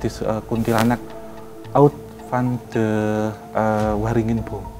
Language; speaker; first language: Dutch; non-native, learner; Indonesian